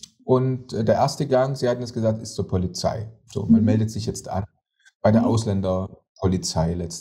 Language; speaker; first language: German; native; German